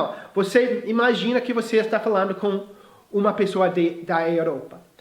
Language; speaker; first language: Portuguese; non-native, fluent; English